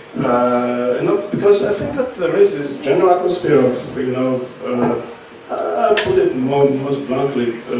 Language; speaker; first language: English; non-native, fluent; Russian